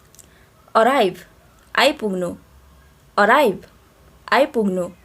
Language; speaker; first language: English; non-native, local second language; Nepali